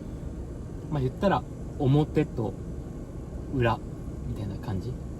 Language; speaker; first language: Japanese; native; Japanese